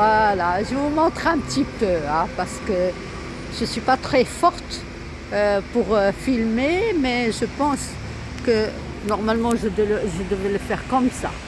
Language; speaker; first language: French; non-native, local second language; Arabic